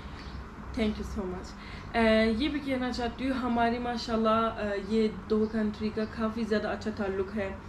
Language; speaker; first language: Hindi; non-native, learner; Turkish